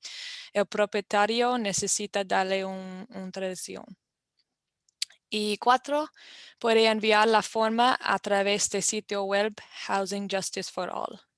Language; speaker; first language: Spanish; non-native, fluent; English